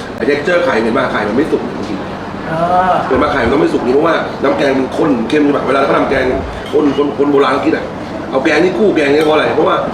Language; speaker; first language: Thai; native; Thai